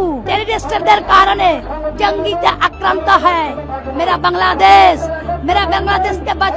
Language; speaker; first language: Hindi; non-native, learner; Bangla